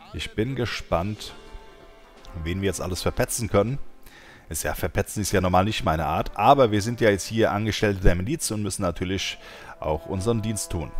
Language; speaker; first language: German; native; German